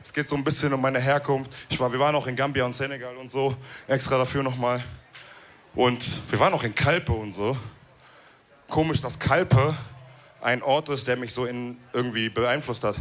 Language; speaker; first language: German; early bilingual, other home language; Wolof